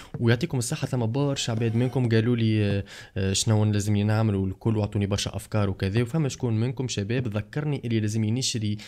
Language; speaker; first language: Arabic; native; Arabic